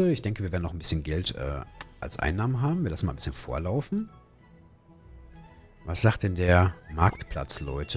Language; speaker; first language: German; native; German